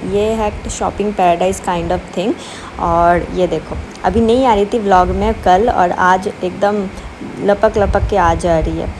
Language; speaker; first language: Hindi; non-native, local second language; Bangla